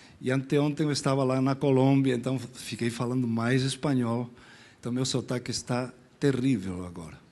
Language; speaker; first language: Portuguese; non-native, fluent; Spanish